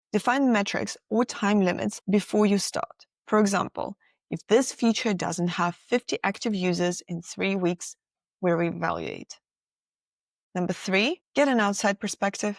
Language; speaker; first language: English; non-native, fluent; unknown